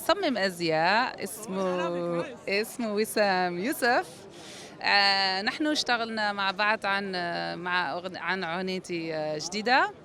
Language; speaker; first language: Arabic; non-native, learner; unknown